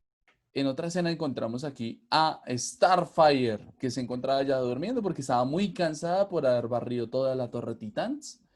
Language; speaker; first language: Spanish; native; Spanish